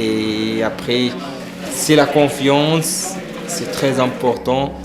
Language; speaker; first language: French; non-native, learner; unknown